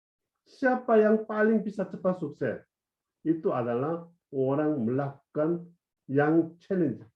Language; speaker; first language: Indonesian; non-native, fluent; Korean